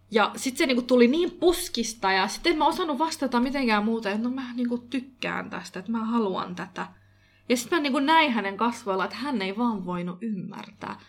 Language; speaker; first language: Finnish; early bilingual, other home language; Kurdish